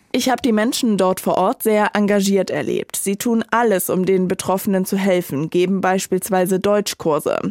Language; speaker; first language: German; native; German